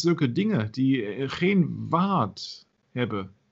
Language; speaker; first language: Dutch; non-native, learner; German